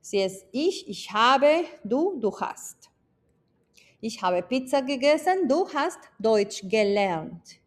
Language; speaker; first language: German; non-native, fluent; Spanish